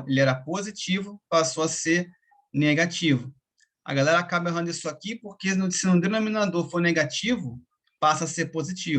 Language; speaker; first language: Portuguese; native; Portuguese